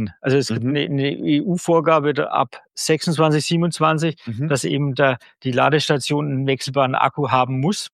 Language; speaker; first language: German; native; German